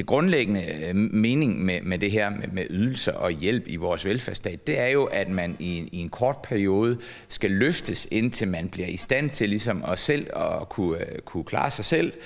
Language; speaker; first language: Danish; native; Danish